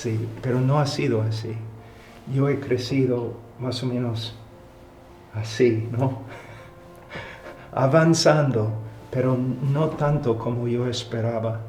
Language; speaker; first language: Spanish; non-native, fluent; English